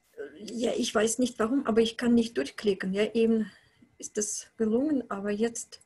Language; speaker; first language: German; non-native, fluent; Russian